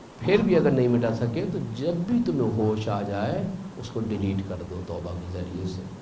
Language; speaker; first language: Urdu; native; Urdu